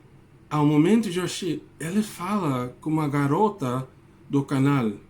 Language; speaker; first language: Portuguese; non-native, learner; English